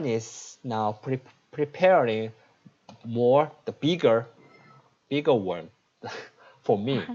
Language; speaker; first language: English; non-native, learner; Korean